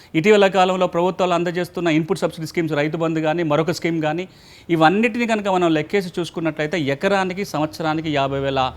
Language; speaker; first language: Telugu; native; Telugu